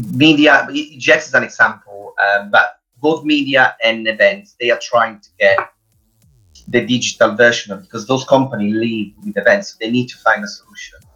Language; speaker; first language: English; non-native, fluent; Italian